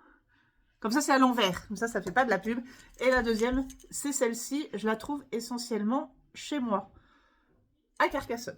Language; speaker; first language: French; native; French